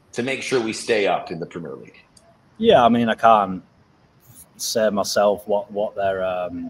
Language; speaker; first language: English; native; English